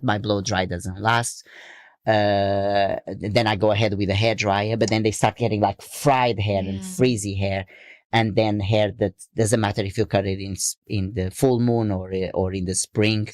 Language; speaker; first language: English; non-native, fluent; Portuguese